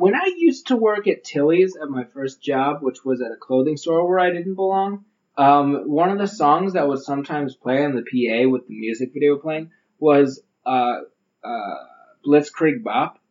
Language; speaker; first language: English; native; English